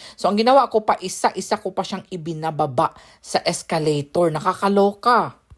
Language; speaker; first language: Filipino; native; Filipino